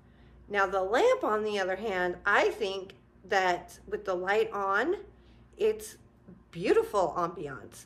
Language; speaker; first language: English; native; English